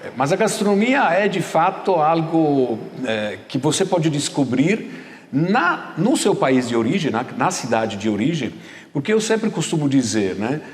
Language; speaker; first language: Portuguese; non-native, fluent; Italian